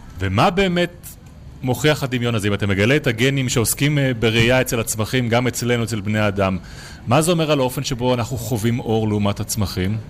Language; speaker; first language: Hebrew; native; Hebrew